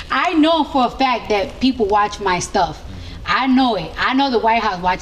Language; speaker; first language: English; native; English